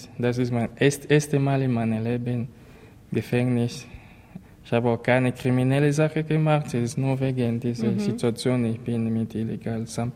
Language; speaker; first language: German; non-native, learner; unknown